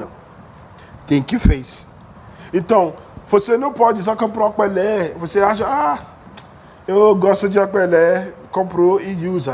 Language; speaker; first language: Portuguese; non-native, learner; Yoruba